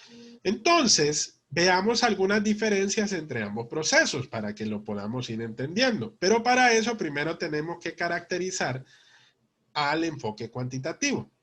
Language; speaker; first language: Spanish; native; Spanish